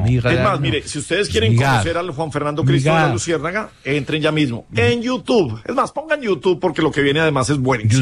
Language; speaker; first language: Spanish; native; Spanish